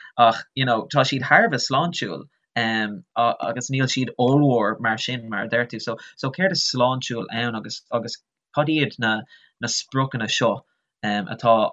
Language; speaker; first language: Irish; non-native, local second language; English